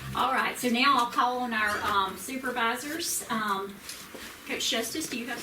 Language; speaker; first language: English; native; English